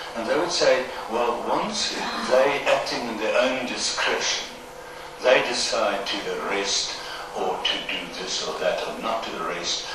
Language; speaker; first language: English; non-native, local second language; Afrikaans